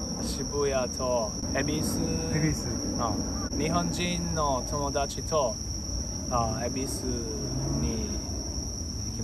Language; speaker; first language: Japanese; non-native, learner; Italian